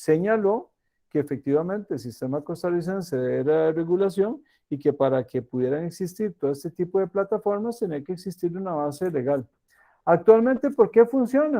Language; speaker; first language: Spanish; native; Spanish